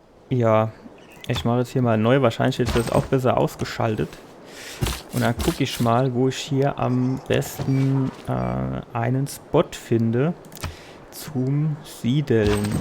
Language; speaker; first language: German; native; German